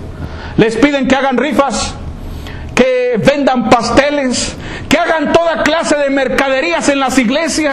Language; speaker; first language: Spanish; native; Spanish